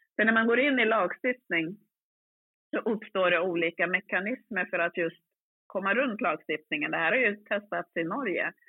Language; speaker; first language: Swedish; early bilingual, other home language; Swahili